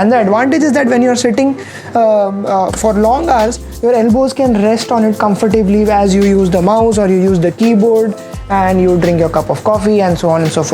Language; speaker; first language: English; non-native, local second language; Hindi